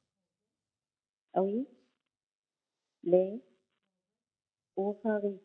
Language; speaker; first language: French; non-native, learner; Arabic